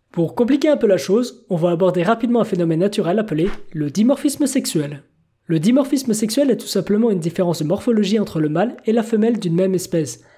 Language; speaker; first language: French; native; French